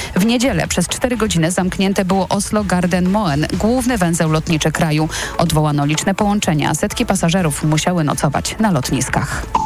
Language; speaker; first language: Polish; native; Polish